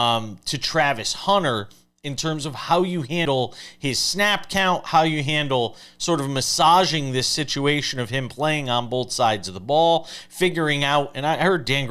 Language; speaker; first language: English; native; English